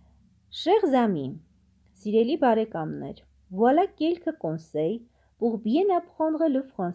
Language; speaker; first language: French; non-native, fluent; Armenian